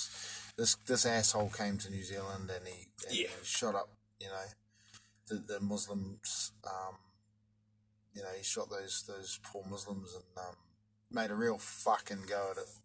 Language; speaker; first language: English; native; English